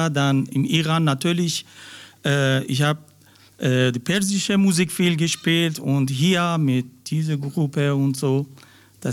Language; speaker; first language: German; non-native, learner; Persian